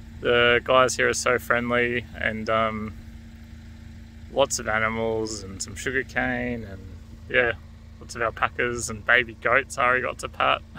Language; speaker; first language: English; native; English